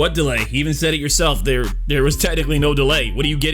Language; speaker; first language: English; native; English